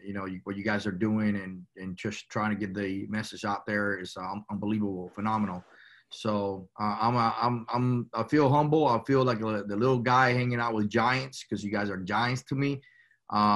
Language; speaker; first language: English; early bilingual, other home language; Spanish